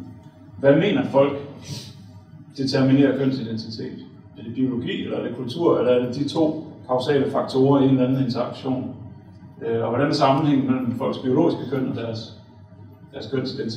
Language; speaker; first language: Danish; native; Danish